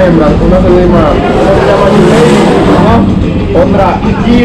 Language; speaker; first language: Spanish; native; Spanish